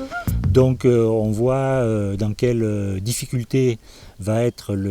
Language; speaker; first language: French; native; French